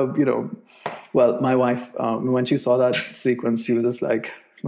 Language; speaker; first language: English; non-native, local second language; Urdu